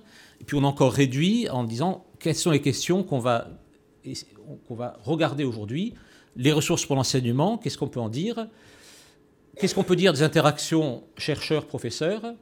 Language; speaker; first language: French; native; French